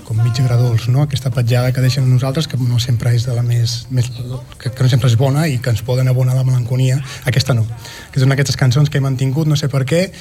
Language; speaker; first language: Catalan; native; Catalan